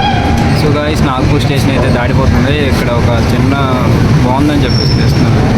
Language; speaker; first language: Telugu; native; Telugu